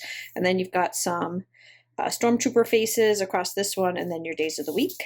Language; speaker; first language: English; native; English